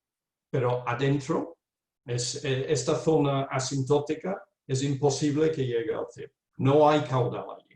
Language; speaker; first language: Spanish; non-native, fluent; English